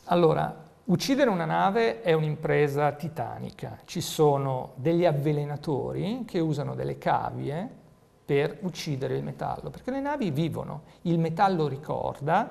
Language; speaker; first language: Italian; native; Italian